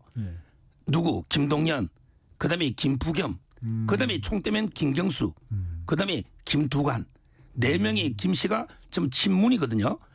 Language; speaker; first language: Korean; native; Korean